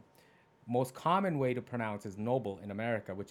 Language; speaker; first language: English; non-native, local second language; Punjabi